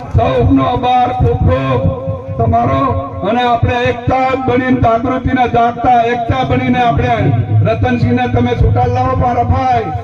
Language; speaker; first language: Gujarati; non-native, local second language; Rathawi